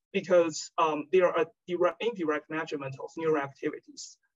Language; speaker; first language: English; non-native, fluent; Chinese